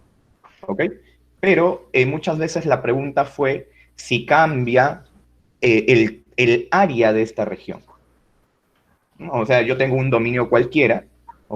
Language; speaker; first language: Spanish; native; Spanish